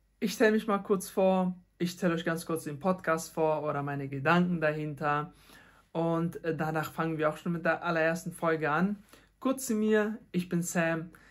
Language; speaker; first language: German; non-native, fluent; Persian